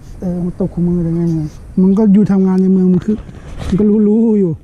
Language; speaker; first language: Thai; non-native, local second language; Northeastern Thai